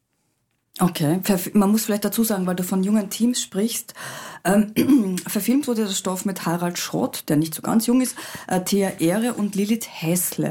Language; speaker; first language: German; native; German